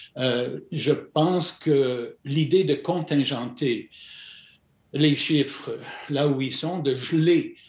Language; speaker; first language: French; non-native, fluent; English